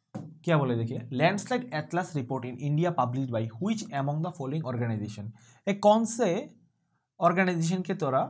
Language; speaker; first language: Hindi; non-native, local second language; Bangla